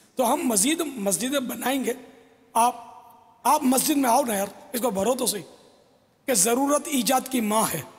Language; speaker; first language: Urdu; non-native, local second language; Memoni